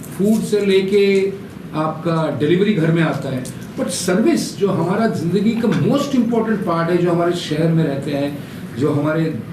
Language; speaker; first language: Hindi; non-native, local second language; Bangla